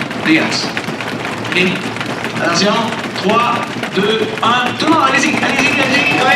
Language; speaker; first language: French; native; French